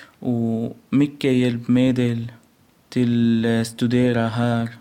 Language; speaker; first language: Swedish; non-native, learner; Arabic